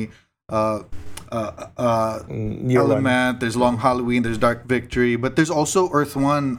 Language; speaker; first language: English; non-native, local second language; Cebuano